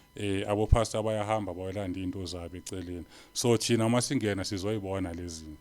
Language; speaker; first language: Zulu; native; Zulu